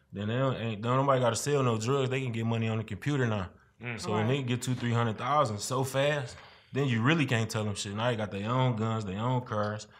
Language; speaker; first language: English; native; English